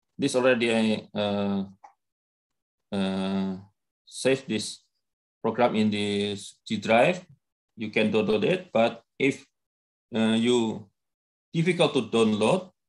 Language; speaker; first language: English; non-native, learner; Indonesian